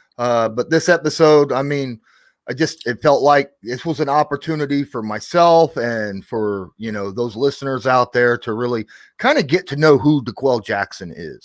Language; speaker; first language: English; native; English